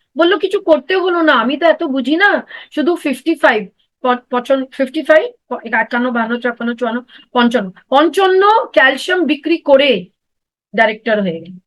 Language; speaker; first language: Bangla; non-native, local second language; Hindi